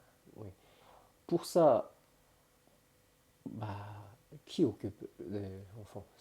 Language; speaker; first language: French; non-native, learner; Korean